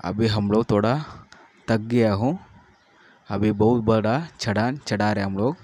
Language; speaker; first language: Hindi; non-native, local second language; Malayalam